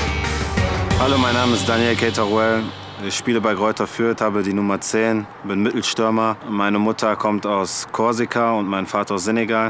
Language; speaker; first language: German; early bilingual, other home language; French